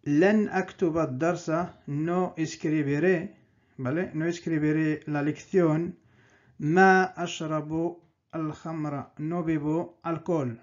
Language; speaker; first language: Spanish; non-native, fluent; Arabic